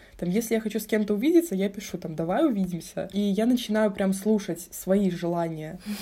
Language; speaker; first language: Russian; native; Russian